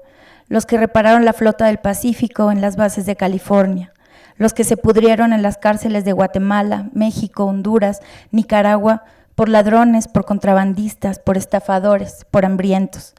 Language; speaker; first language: Spanish; native; Spanish